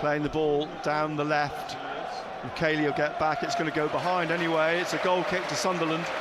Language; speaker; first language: English; native; English